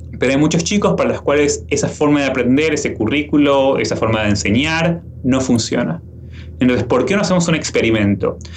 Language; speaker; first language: Spanish; native; Spanish